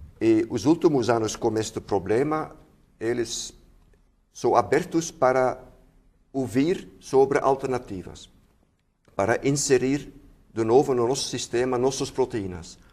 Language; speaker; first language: Portuguese; non-native, fluent; Dutch